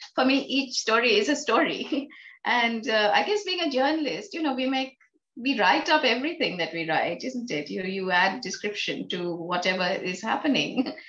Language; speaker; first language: English; non-native, local second language; Bangla